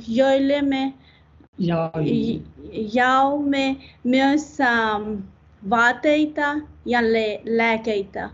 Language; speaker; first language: Finnish; non-native, learner; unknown